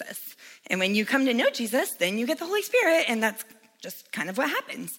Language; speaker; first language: English; native; English